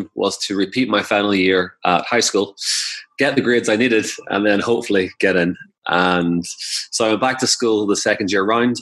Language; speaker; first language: English; native; English